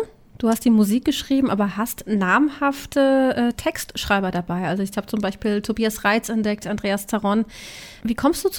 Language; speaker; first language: German; native; German